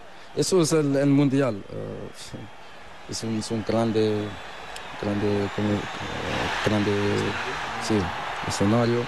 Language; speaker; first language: Spanish; non-native, learner; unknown